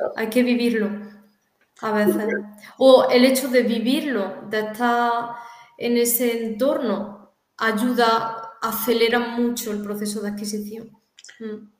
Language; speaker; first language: Spanish; native; Spanish